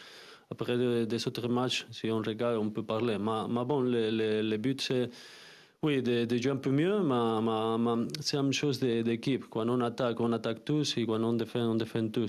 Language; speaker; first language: French; non-native, fluent; Spanish